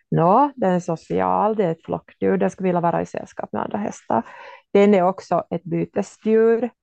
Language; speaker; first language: Swedish; native; Swedish